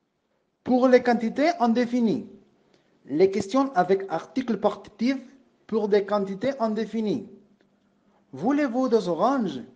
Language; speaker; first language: French; non-native, fluent; Spanish